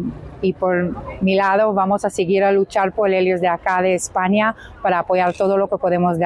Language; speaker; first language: Spanish; non-native, learner; Hebrew